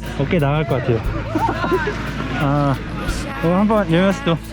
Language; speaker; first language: Korean; native; Korean